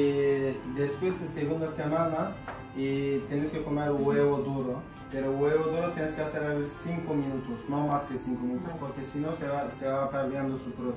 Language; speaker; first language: Spanish; non-native, fluent; Turkish